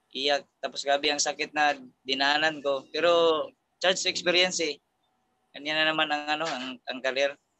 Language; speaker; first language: Filipino; non-native, local second language; Cebuano